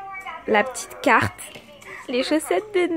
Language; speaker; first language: French; native; French